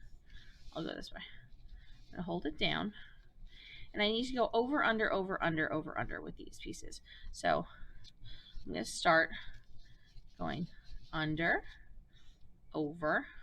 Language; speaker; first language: English; native; English